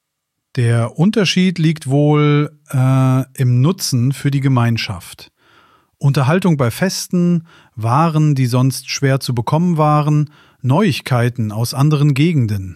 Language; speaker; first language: German; native; German